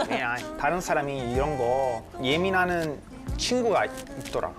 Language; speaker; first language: Korean; non-native, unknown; Italian